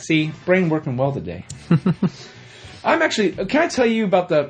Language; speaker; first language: English; native; English